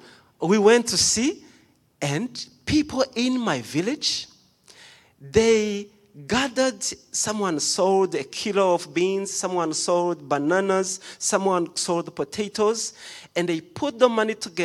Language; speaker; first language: English; non-native, local second language; Kinyarwanda